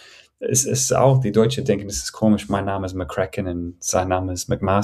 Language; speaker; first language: German; non-native, fluent; English